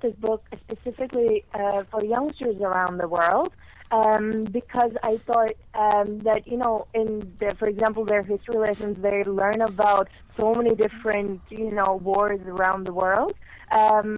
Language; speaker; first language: English; non-native, fluent; Norwegian